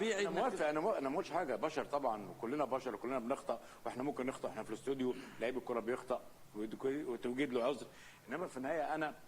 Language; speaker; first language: Arabic; native; Arabic